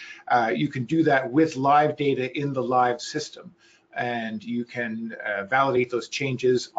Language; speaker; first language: English; native; English